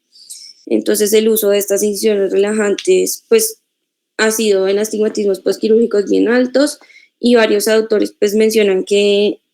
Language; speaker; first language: Spanish; native; Spanish